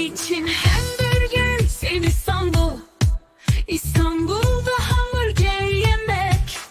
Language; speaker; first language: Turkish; non-native, learner; English